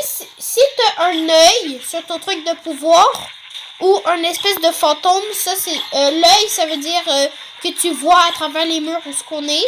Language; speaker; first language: French; native; French